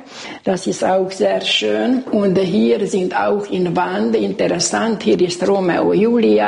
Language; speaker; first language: German; non-native, local second language; Hungarian